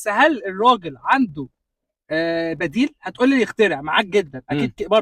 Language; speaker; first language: Arabic; native; Arabic